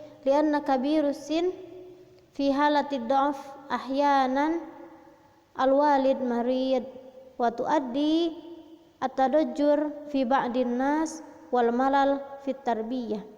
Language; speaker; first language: Arabic; non-native, fluent; Indonesian